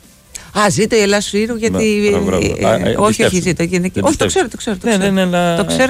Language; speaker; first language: Greek; native; Greek